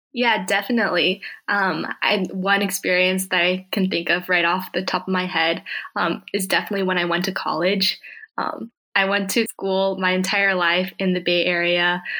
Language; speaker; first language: English; early bilingual, other home language; Korean